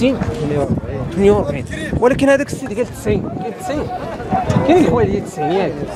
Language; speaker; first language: Arabic; native; Arabic